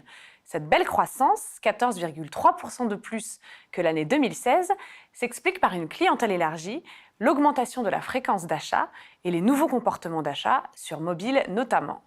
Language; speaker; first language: French; native; French